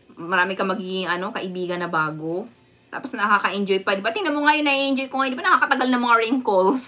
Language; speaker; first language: Filipino; non-native, local second language; Cebuano